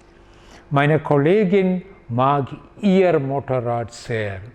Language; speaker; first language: German; non-native, fluent; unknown